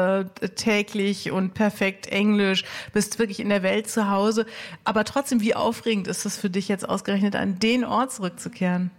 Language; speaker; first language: German; native; German